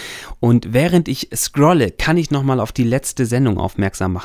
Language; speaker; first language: German; native; German